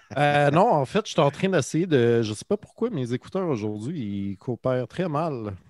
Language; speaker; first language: French; native; French